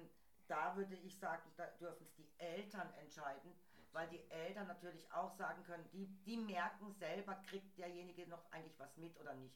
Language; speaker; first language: German; native; German